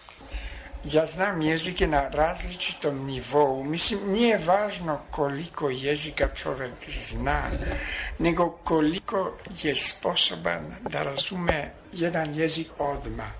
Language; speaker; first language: Serbian; non-native, fluent; French